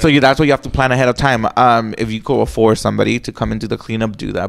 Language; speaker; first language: English; early bilingual, other home language; Spanish